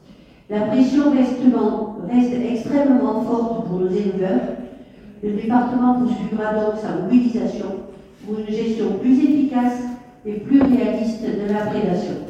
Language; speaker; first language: French; native; French